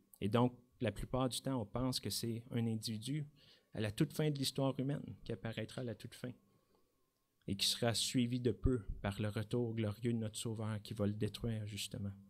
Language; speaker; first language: French; native; French